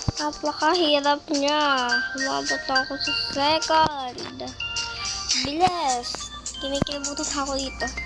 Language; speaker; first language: Filipino; native; Filipino